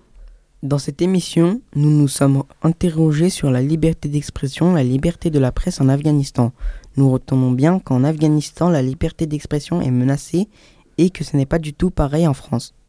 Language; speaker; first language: French; native; French